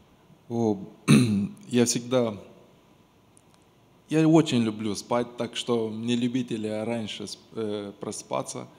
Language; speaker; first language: Russian; non-native, local second language; Romanian